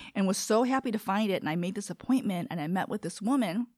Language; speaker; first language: English; early bilingual, other home language; Korean